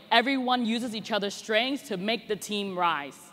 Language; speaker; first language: English; native; English